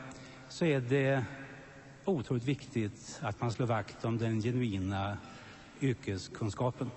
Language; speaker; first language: Swedish; native; Swedish